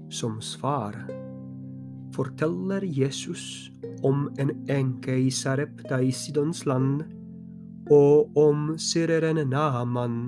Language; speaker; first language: Norwegian; non-native, fluent; Polish